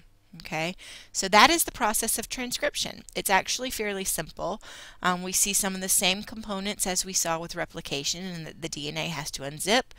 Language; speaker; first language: English; native; English